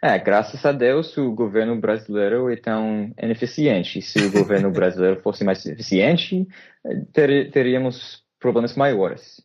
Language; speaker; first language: Portuguese; non-native, fluent; English